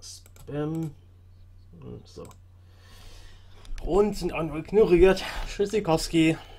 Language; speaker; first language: German; native; German